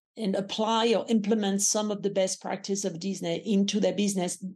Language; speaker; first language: English; non-native, fluent; French